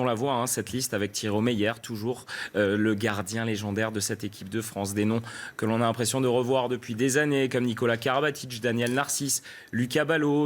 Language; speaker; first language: French; native; French